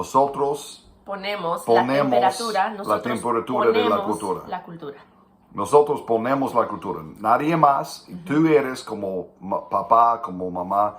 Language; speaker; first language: Spanish; non-native, fluent; English